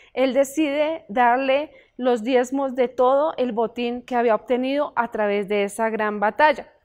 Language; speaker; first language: Spanish; native; Spanish